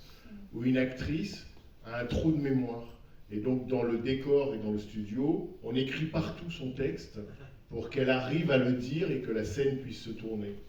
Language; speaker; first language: French; native; French